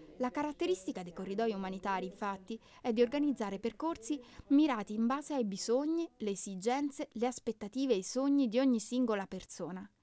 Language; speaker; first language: Italian; native; Italian